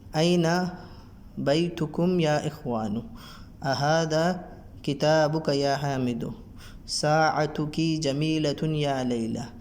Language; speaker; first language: Arabic; non-native, fluent; Urdu